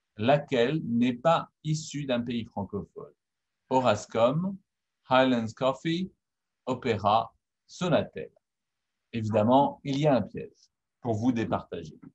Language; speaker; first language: French; native; French